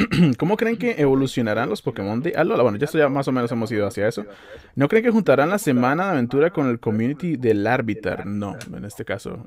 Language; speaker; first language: Spanish; native; Spanish